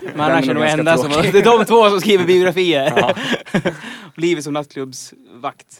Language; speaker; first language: Swedish; native; Swedish